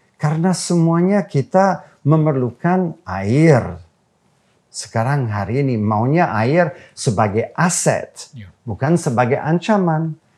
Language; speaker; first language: Indonesian; non-native, fluent; English